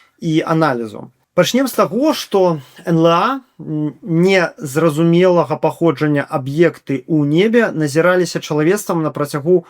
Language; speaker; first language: Belarusian; native; Belarusian